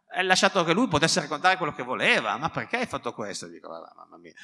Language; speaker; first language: Italian; native; Italian